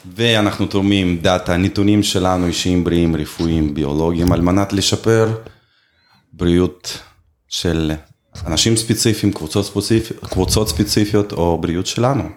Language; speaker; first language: Hebrew; non-native, fluent; Russian